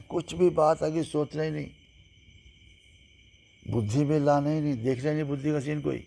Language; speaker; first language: Hindi; native; Hindi